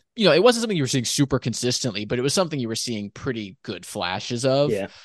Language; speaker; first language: English; native; English